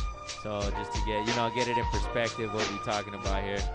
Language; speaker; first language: English; native; English